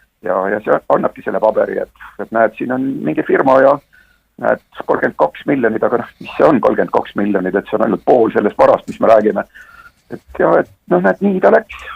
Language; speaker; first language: Estonian; native; Estonian